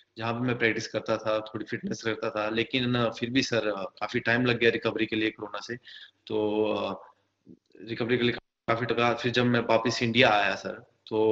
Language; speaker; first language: Hindi; native; Hindi